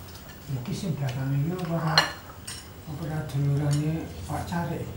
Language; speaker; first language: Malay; non-native, local second language; Javanese